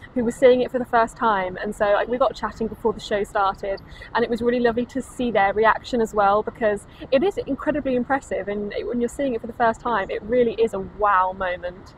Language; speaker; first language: English; native; English